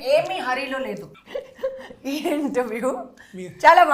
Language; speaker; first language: Telugu; non-native, local second language; Hindi